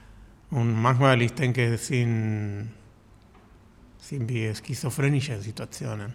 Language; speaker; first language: German; non-native, learner; Spanish